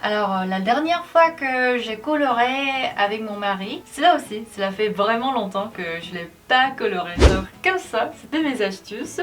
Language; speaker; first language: French; non-native, learner; Korean